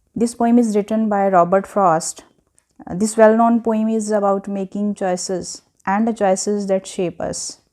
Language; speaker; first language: English; non-native, local second language; Punjabi